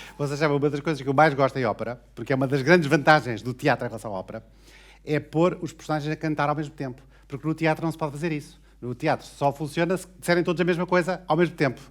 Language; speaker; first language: Portuguese; native; Portuguese